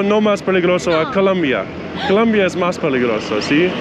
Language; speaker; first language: Spanish; non-native, learner; English